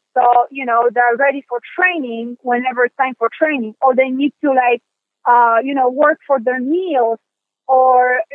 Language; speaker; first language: English; non-native, fluent; Polish